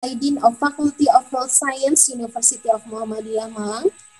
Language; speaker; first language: English; non-native, fluent; Indonesian